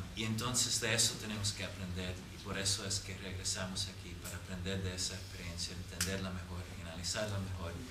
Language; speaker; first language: Spanish; non-native, fluent; English